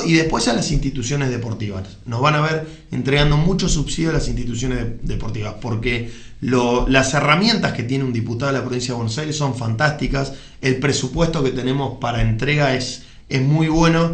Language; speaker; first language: Spanish; native; Spanish